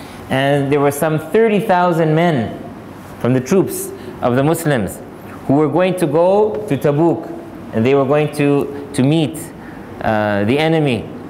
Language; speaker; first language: English; native; English